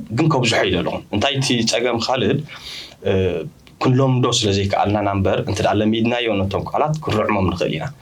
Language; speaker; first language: Tigrinya; early bilingual, heritage; Tigrinya